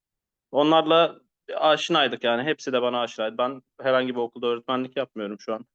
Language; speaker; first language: Turkish; native; Turkish